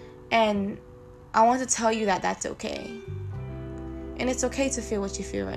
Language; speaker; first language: English; native; English